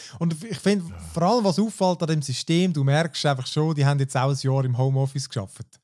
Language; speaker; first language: German; native; German